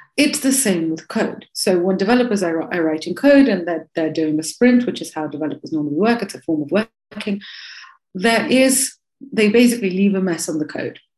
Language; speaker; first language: English; non-native, fluent; Russian